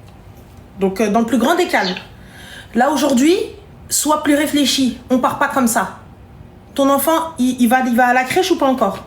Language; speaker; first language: French; native; French